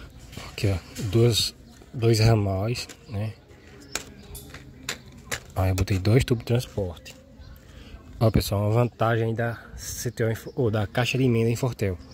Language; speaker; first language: Portuguese; native; Portuguese